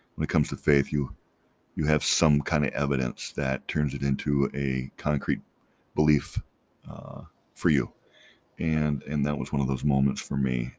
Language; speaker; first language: English; native; English